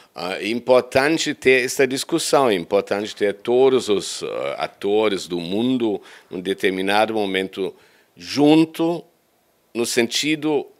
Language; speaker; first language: Portuguese; non-native, fluent; German